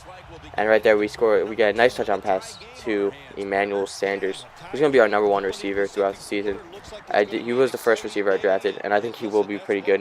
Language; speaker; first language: English; native; English